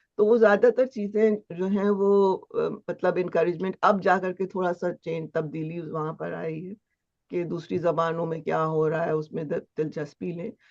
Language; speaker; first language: Hindi; native; Hindi